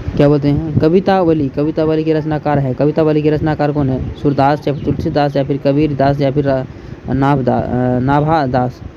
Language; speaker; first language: Hindi; native; Hindi